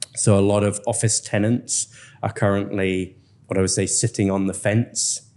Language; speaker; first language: English; native; English